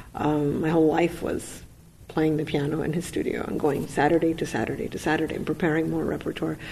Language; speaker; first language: English; non-native, fluent; Russian